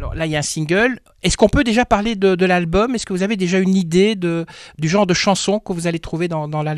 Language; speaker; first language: French; native; French